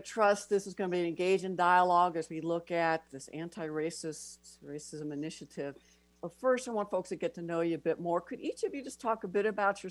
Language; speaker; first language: English; native; English